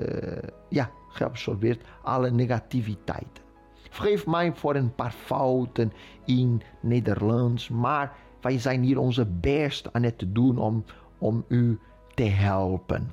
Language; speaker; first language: Dutch; non-native, fluent; Portuguese